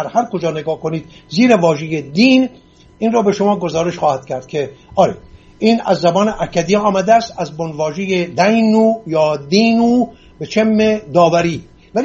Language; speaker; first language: Persian; non-native, local second language; Assyrian Neo-Aramaic